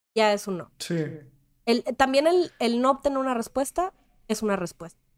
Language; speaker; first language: Spanish; native; Spanish